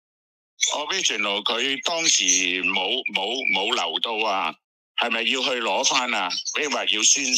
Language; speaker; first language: Cantonese; native; Cantonese